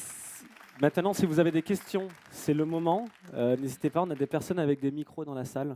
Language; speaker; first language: French; native; French